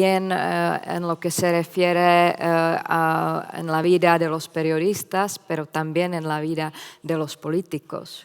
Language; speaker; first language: Spanish; non-native, fluent; Czech